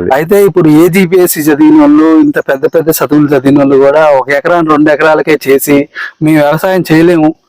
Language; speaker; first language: Telugu; native; Telugu